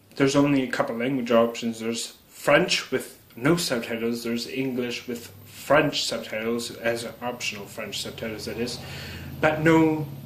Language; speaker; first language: English; native; English